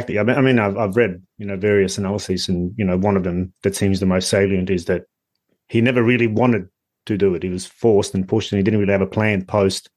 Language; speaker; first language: English; native; English